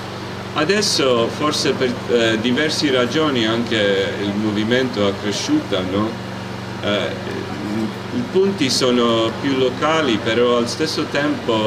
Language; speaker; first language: Italian; non-native, learner; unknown